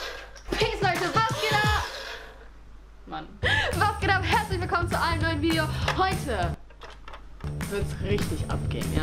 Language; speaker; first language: German; native; German